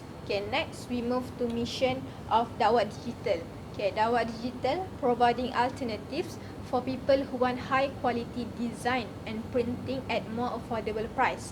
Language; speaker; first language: English; non-native, learner; Malay